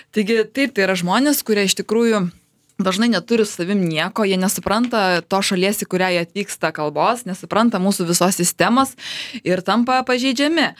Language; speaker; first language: Lithuanian; native; Lithuanian